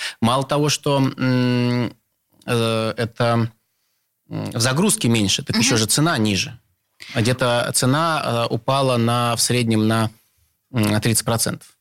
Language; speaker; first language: Russian; native; Russian